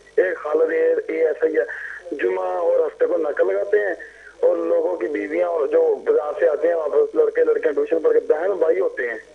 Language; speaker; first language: Urdu; non-native, local second language; Punjabi